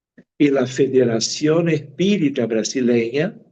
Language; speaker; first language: Spanish; non-native, fluent; Portuguese